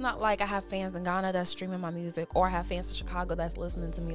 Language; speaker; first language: English; non-native, local second language; Akan